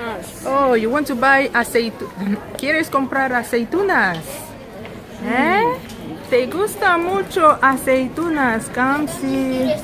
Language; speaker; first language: Spanish; non-native, fluent; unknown